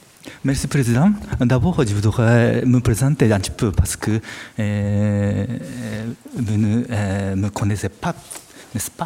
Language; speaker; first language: French; non-native, fluent; Japanese